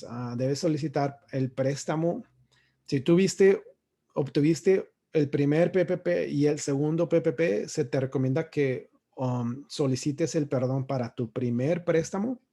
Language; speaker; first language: Spanish; native; Spanish